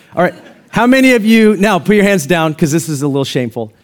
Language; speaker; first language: English; native; English